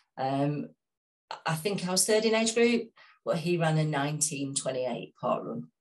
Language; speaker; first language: English; native; English